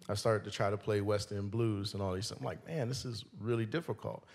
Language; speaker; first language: English; native; English